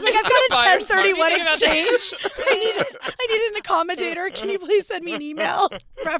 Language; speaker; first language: English; native; English